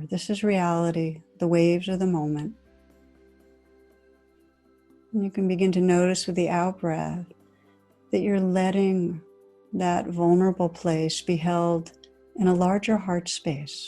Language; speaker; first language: English; native; English